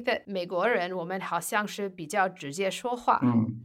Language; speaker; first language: Chinese; non-native, fluent; English